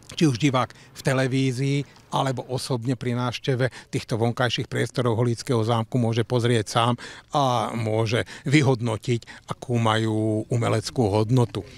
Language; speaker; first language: Slovak; native; Slovak